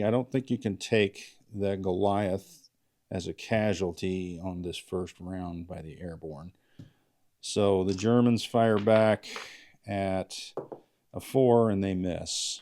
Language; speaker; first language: English; native; English